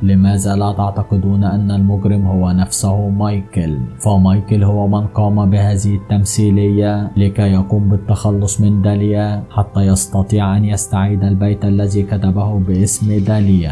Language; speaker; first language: Arabic; native; Arabic